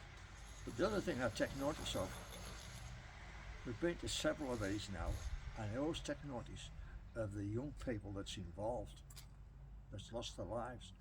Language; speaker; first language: English; native; English